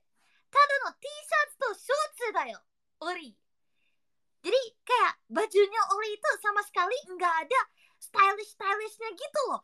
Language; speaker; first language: Japanese; non-native, learner; Indonesian